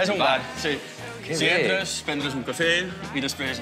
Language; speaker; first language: Catalan; non-native, fluent; Dutch